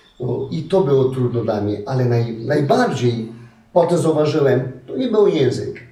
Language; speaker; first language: Polish; non-native, fluent; Portuguese